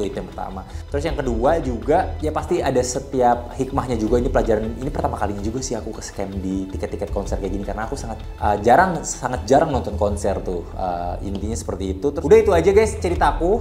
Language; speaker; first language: Indonesian; native; Indonesian